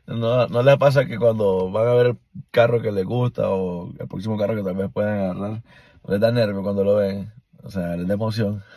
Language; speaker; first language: Spanish; native; Spanish